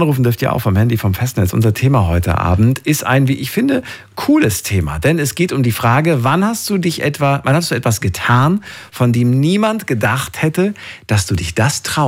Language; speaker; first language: German; native; German